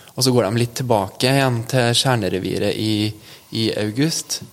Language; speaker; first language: Norwegian; native; Norwegian